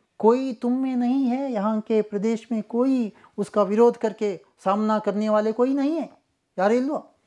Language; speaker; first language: Hindi; non-native, local second language; Kannada